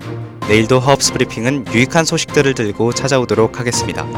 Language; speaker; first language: Korean; native; Korean